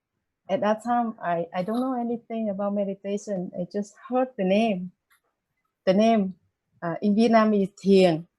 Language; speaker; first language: English; non-native, learner; Vietnamese